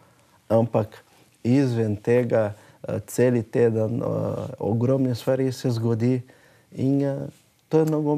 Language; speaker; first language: Slovenian; non-native, learner; Portuguese